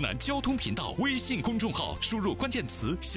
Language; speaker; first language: Chinese; native; Chinese